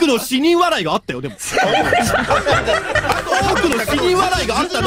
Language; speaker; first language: Japanese; native; Japanese